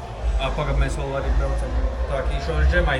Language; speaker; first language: Russian; non-native, local second language; Lithuanian